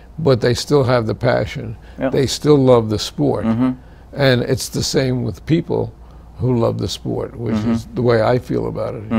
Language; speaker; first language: English; native; English